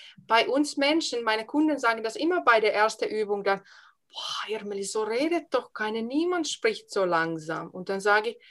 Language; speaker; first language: German; non-native, fluent; Finnish